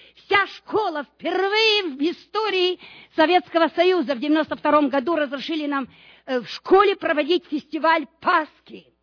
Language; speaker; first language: Russian; non-native, local second language; Romanian